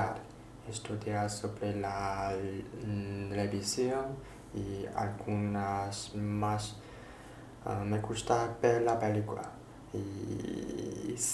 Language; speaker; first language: Spanish; non-native, learner; Chinese